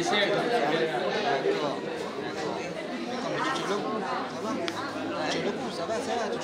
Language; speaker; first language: French; native; French